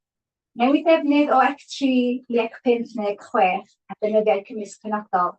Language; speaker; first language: Welsh; native; Welsh